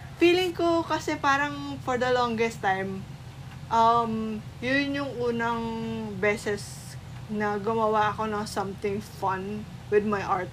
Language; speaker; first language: Filipino; native; Filipino